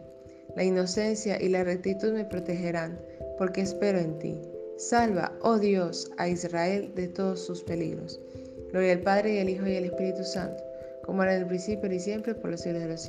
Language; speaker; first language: Spanish; native; Spanish